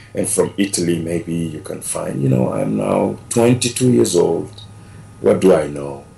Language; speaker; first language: English; non-native, fluent; Wolof